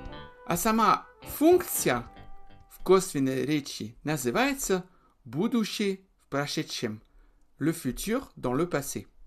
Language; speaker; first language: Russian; non-native, fluent; French